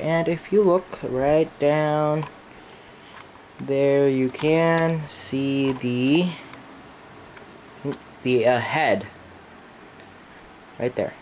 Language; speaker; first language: English; native; English